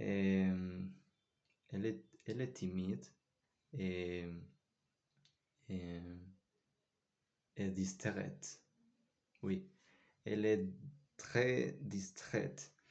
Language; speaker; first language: French; non-native, learner; Spanish